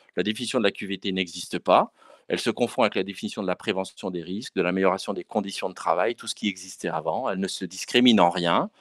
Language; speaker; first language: French; native; French